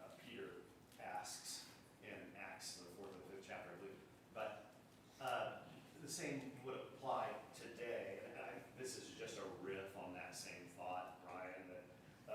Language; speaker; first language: English; native; English